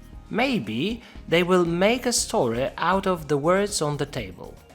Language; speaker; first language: English; non-native, fluent; Polish